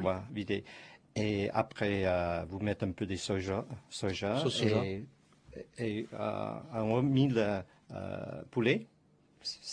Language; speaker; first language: French; non-native, learner; Chinese